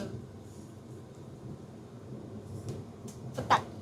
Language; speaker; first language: Korean; non-native, learner; Japanese